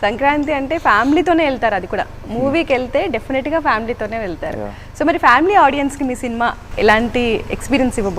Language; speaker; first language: Telugu; native; Telugu